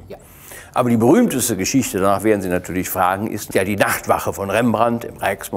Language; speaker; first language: German; native; German